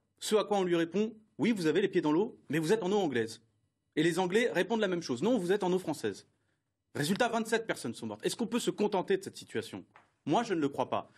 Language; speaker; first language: French; native; French